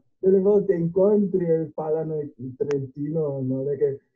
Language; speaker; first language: Italian; non-native, fluent; Akan